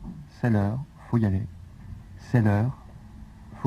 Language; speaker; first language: French; native; French